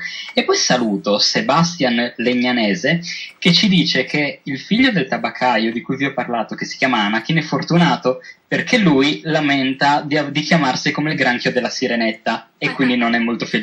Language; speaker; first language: Italian; native; Italian